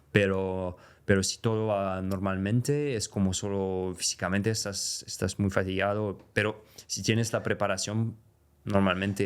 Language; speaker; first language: Spanish; non-native, fluent; French